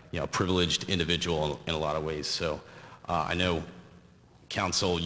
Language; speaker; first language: English; native; English